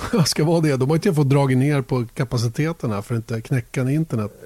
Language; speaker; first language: Swedish; native; Swedish